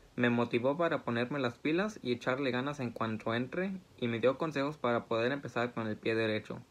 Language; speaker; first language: Spanish; early bilingual, heritage; Spanish